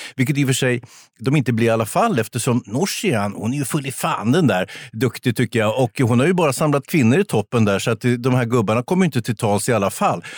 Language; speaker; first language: Swedish; native; Swedish